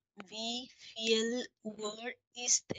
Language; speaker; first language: German; non-native, learner; Bangla